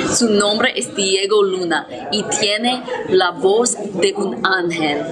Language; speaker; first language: Spanish; non-native, learner; English